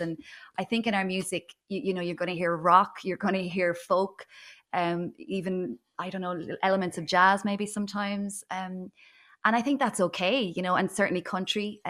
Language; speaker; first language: English; native; English